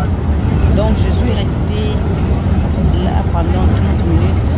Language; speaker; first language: French; non-native, local second language; Lingala